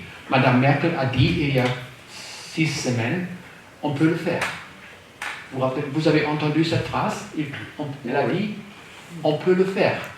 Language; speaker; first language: French; non-native, fluent; German